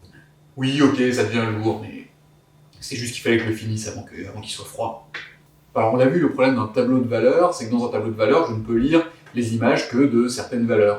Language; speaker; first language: French; native; French